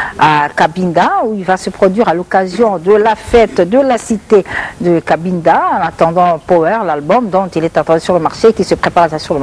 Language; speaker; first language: French; non-native, local second language; Lingala